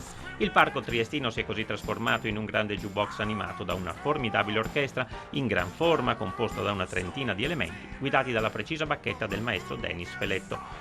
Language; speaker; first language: Italian; native; Italian